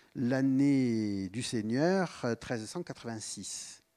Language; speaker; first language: French; native; French